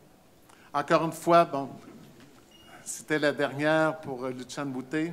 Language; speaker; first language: French; native; French